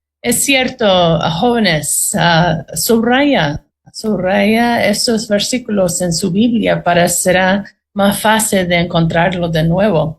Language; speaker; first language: Spanish; non-native, fluent; English